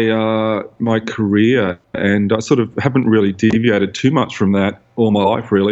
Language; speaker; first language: English; native; English